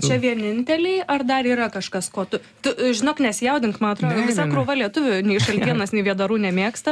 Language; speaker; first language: Lithuanian; native; Lithuanian